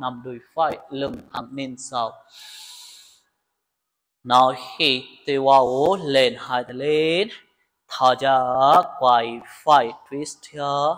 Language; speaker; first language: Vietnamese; non-native, learner; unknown